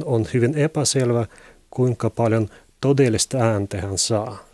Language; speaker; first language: Finnish; non-native, learner; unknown